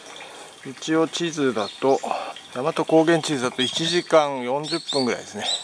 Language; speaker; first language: Japanese; native; Japanese